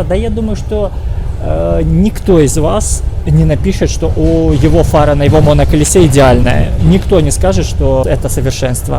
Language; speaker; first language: Russian; native; Russian